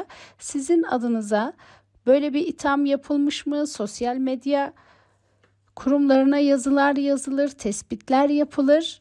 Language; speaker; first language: Turkish; native; Turkish